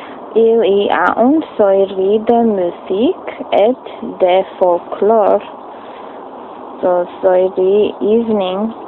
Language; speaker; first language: French; non-native, learner; English